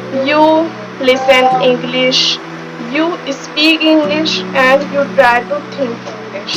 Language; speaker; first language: English; non-native, learner; Hindi